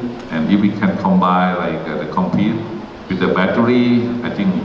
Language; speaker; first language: English; non-native, learner; Thai